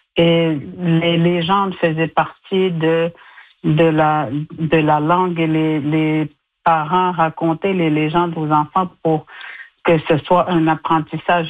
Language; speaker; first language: French; non-native, local second language; Innu-aimun